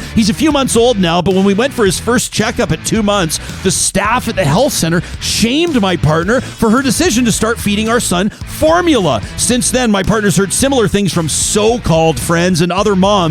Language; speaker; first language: English; native; English